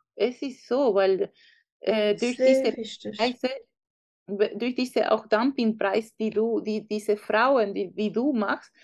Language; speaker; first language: German; non-native, fluent; Spanish